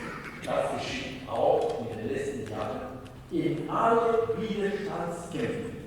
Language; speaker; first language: German; non-native, fluent; Spanish